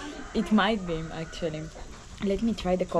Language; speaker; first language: English; non-native, fluent; Bulgarian